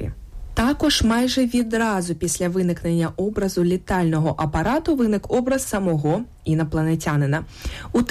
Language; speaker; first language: Ukrainian; native; Ukrainian